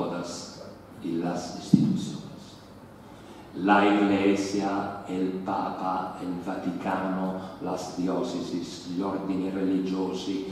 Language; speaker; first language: Spanish; non-native, learner; Italian